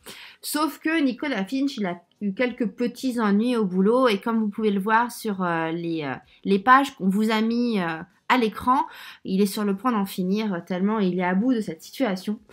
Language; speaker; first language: French; native; French